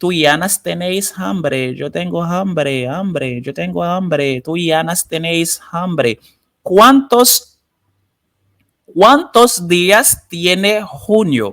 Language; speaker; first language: Spanish; non-native, fluent; Haitian Creole